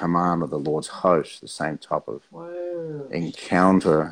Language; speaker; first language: English; native; English